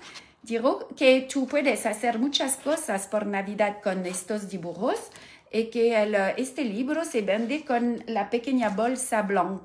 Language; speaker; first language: Spanish; non-native, learner; French